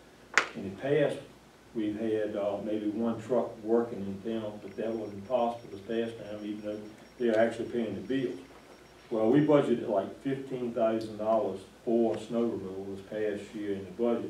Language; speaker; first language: English; native; English